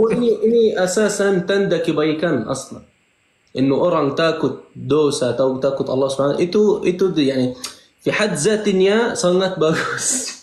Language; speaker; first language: Indonesian; non-native, fluent; Arabic